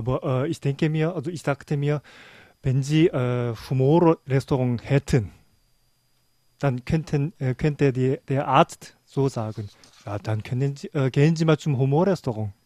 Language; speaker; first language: German; non-native, learner; Korean